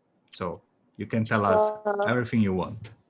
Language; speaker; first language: English; non-native, fluent; Indonesian